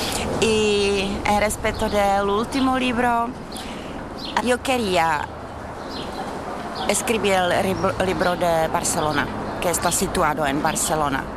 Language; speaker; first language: Spanish; non-native, learner; Czech